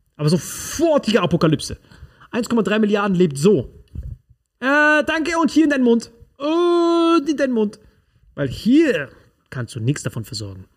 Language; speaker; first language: German; non-native, fluent; Spanish